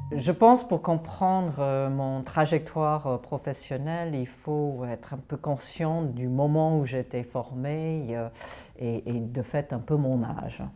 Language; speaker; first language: French; early bilingual, heritage; English